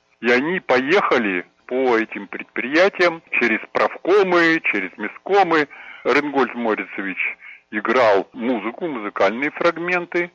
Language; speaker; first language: Russian; native; Russian